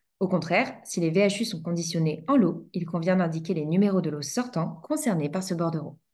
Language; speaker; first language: French; native; French